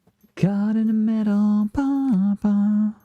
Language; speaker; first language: English; native; English